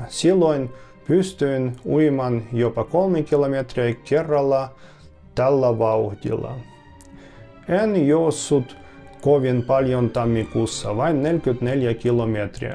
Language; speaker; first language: Finnish; non-native, fluent; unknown